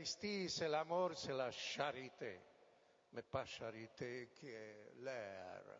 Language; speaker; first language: French; non-native, fluent; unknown